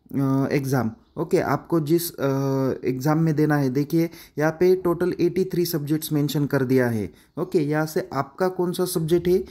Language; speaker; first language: Hindi; non-native, local second language; Marathi